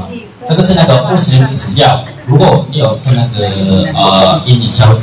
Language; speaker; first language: Chinese; non-native, learner; Indonesian